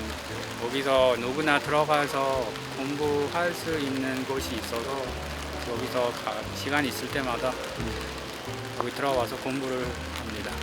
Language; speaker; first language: Korean; non-native, learner; Uzbek